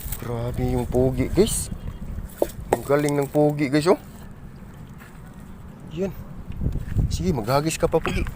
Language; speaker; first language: Filipino; non-native, local second language; Cebuano